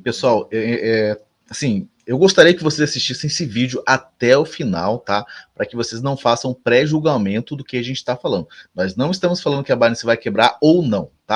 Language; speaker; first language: Portuguese; native; Portuguese